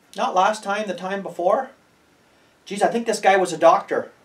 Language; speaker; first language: English; native; English